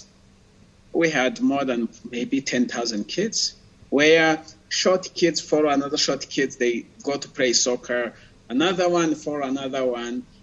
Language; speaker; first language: English; non-native, local second language; Kinyarwanda